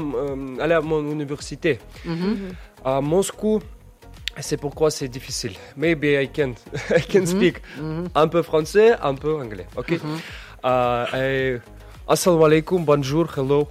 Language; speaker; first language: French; non-native, learner; Russian